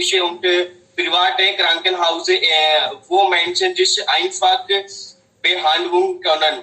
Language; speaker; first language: German; non-native, learner; Hindi